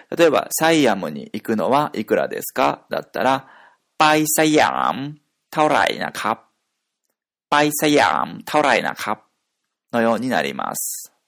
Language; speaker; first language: Japanese; native; Japanese